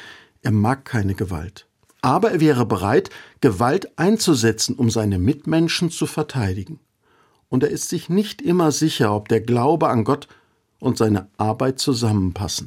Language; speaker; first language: German; native; German